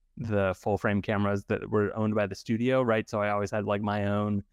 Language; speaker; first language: English; native; English